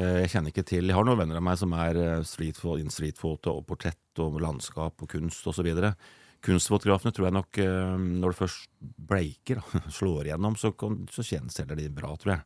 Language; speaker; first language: Norwegian; native; Norwegian